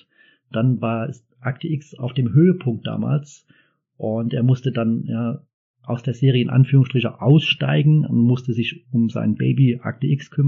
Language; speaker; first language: German; native; German